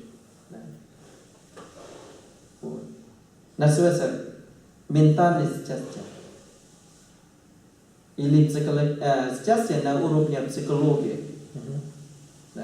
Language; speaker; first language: Russian; non-native, fluent; Thai